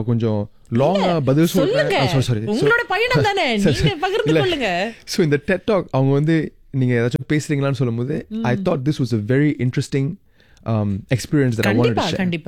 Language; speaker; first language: Tamil; native; Tamil